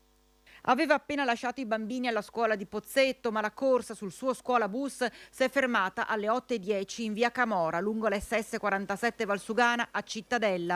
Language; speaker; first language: Italian; native; Italian